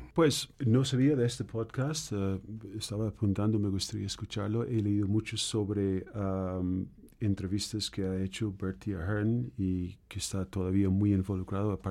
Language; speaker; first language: Spanish; non-native, fluent; English